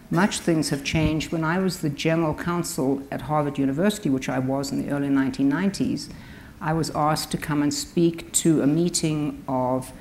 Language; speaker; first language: English; native; English